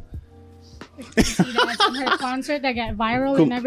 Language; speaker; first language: English; non-native, local second language; Filipino